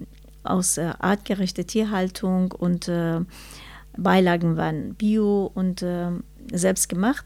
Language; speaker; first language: German; non-native, learner; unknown